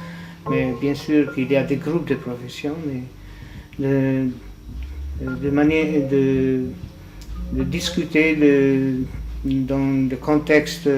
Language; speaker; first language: French; non-native, fluent; Albanian